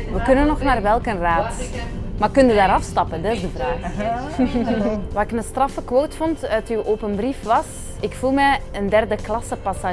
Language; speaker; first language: Dutch; native; Dutch